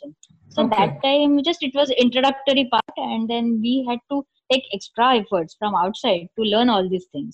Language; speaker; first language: English; non-native, local second language; Marathi